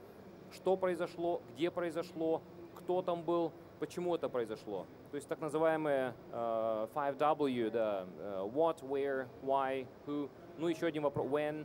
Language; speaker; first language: Russian; native; Russian